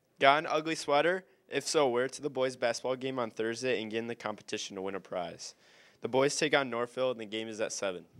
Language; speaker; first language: English; native; English